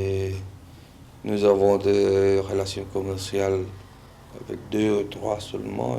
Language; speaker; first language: French; non-native, fluent; Spanish